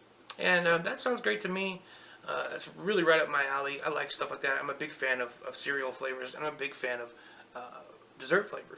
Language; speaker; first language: English; native; English